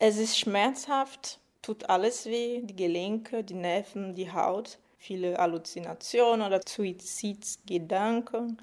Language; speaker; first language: German; non-native, fluent; Portuguese